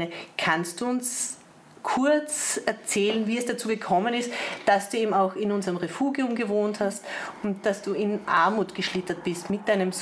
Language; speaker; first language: German; native; German